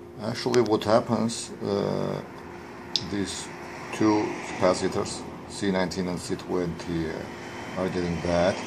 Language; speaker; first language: English; non-native, fluent; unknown